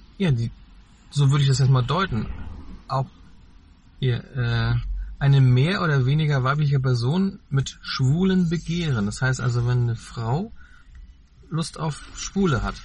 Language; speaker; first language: German; native; German